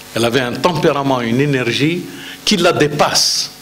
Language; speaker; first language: French; non-native, local second language; Arabic